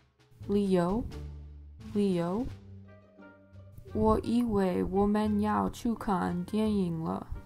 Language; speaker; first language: Chinese; non-native, learner; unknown